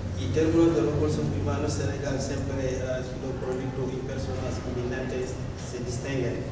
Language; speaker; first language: Spanish; non-native, learner; Wolof